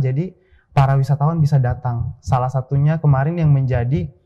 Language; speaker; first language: Indonesian; native; Indonesian